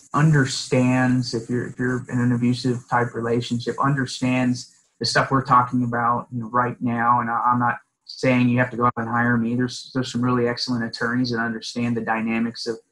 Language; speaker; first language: English; native; English